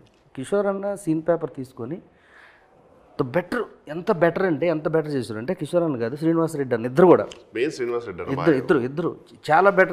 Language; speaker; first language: Telugu; native; Telugu